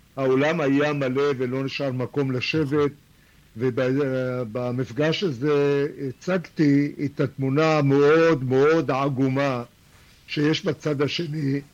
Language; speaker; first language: Hebrew; non-native, local second language; Arabic